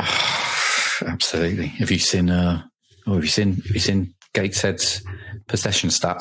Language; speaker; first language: English; native; English